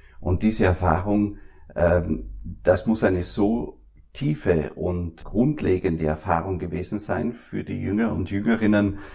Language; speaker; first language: German; native; German